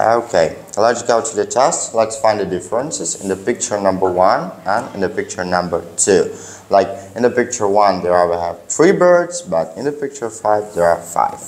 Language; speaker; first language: English; non-native, learner; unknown